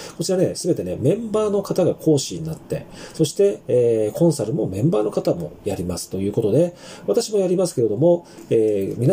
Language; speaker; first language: Japanese; native; Japanese